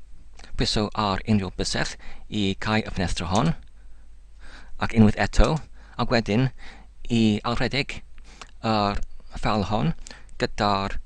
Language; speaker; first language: Welsh; non-native, learner; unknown